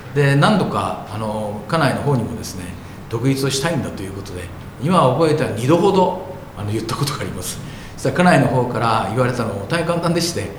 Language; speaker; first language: Japanese; native; Japanese